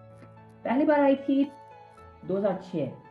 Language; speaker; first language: Hindi; non-native, fluent; English